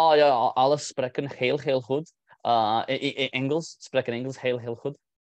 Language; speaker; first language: Dutch; non-native, learner; English